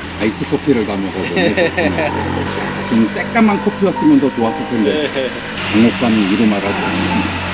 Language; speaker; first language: Korean; native; Korean